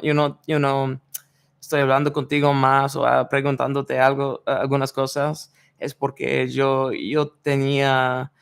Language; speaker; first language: Spanish; non-native, learner; English